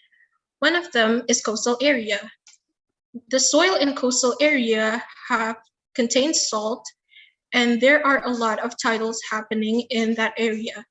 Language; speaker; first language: English; non-native, learner; Indonesian